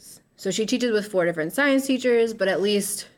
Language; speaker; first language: English; native; English